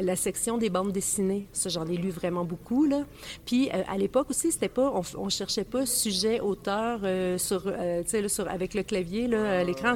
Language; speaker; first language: French; native; French